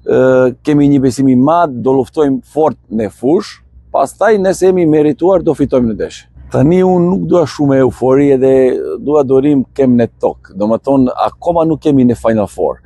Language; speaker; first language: Albanian; non-native, learner; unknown